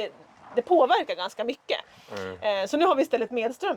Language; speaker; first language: Swedish; native; Swedish